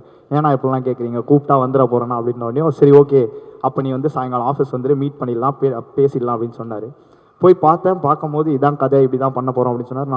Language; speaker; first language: Tamil; native; Tamil